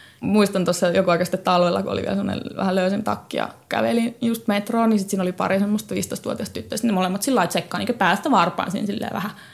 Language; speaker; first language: Finnish; native; Finnish